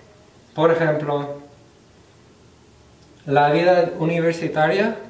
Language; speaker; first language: Spanish; non-native, fluent; English